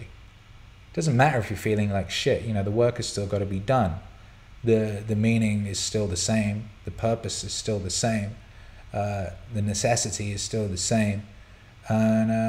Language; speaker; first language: English; native; English